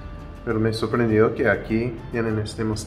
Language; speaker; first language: Spanish; non-native, learner; English